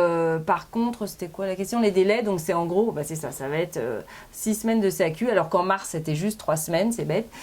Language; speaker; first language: French; native; French